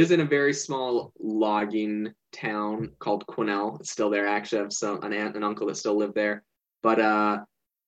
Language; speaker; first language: English; native; English